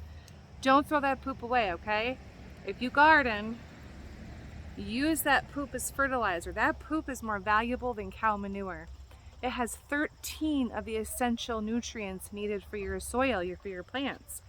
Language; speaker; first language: English; native; English